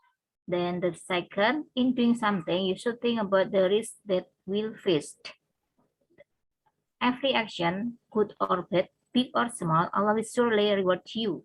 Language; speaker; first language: English; non-native, learner; Indonesian